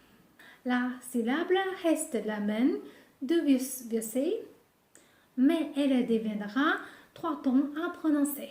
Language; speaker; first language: French; non-native, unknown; Japanese